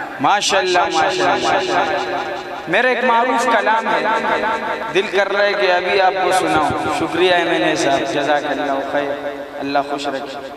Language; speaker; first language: Urdu; non-native, local second language; Pashto